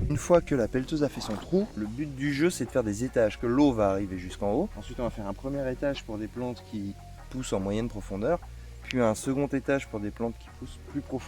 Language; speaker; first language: French; native; French